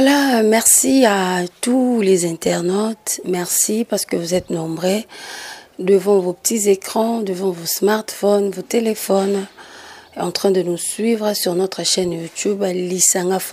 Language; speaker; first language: French; non-native, local second language; Lingala